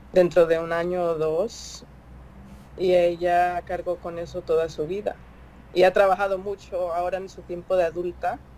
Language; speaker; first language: Spanish; early bilingual, heritage; Spanish